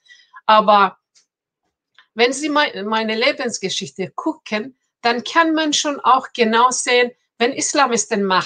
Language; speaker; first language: German; non-native, fluent; Persian